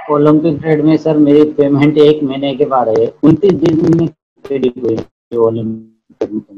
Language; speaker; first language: Hindi; non-native, local second language; Marathi